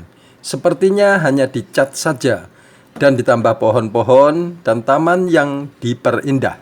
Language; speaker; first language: Indonesian; native; Indonesian